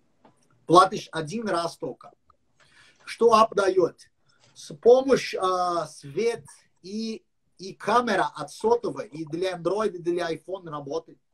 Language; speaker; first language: Russian; non-native, learner; English